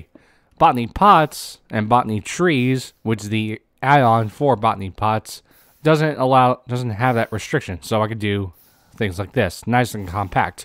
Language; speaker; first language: English; native; English